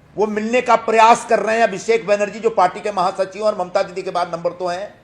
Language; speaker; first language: Hindi; non-native, local second language; Marathi